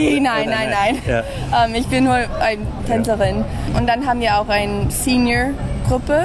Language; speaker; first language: German; early bilingual, heritage; English